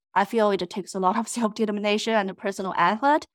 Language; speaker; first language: English; non-native, fluent; Chinese